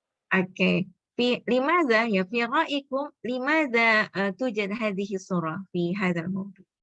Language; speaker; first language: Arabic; non-native, fluent; Indonesian